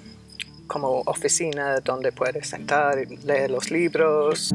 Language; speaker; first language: Spanish; non-native, fluent; English